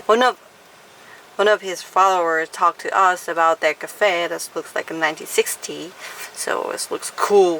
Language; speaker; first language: English; non-native, learner; Korean